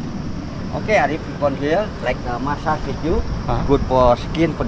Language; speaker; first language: English; non-native, learner; Indonesian